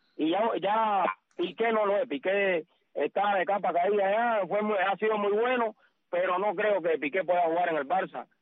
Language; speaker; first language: Spanish; native; Spanish